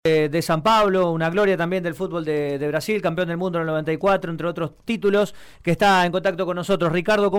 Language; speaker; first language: Spanish; native; Spanish